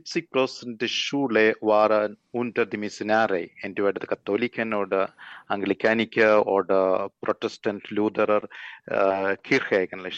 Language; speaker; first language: German; non-native, learner; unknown